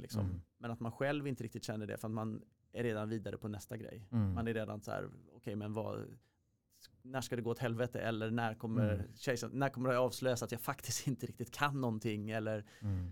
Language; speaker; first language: Swedish; native; Swedish